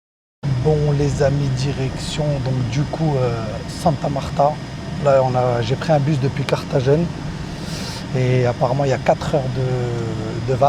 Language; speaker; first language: French; native; French